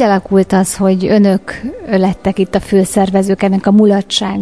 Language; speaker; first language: Hungarian; native; Hungarian